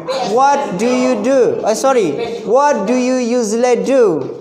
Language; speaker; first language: English; non-native, fluent; Indonesian